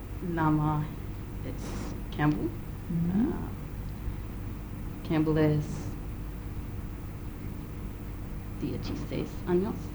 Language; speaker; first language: Spanish; non-native, learner; English